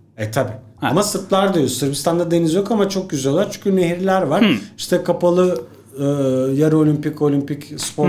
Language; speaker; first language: Turkish; early bilingual, other home language; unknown